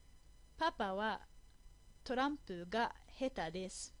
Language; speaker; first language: Japanese; non-native, fluent; English